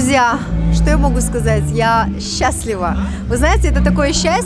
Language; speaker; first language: Russian; native; Russian